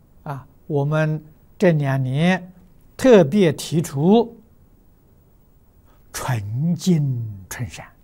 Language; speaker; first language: Chinese; native; Chinese